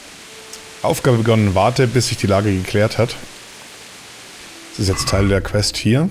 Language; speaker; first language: German; native; German